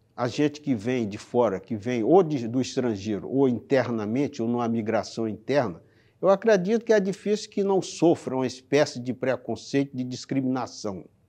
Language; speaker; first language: Portuguese; native; Portuguese